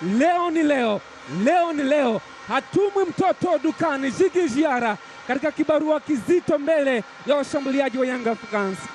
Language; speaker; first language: Swahili; native; Swahili